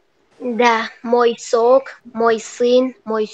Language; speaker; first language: Russian; non-native, learner; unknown